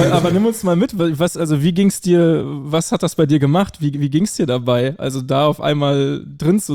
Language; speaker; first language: German; native; German